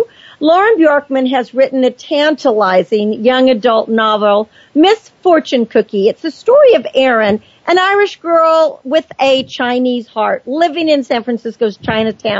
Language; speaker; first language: English; native; English